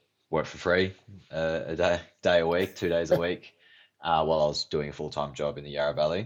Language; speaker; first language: English; native; English